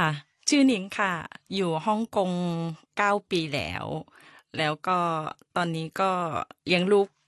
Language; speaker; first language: Cantonese; non-native, learner; Thai